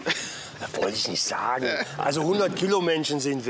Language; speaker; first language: German; native; German